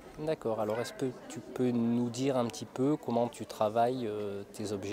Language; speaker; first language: French; native; French